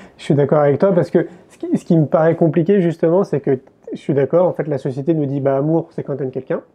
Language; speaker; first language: French; native; French